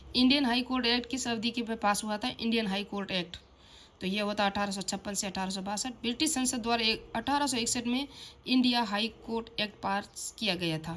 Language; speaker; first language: Hindi; native; Hindi